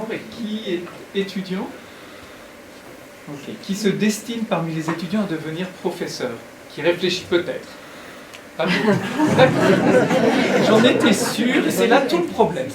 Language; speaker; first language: French; native; French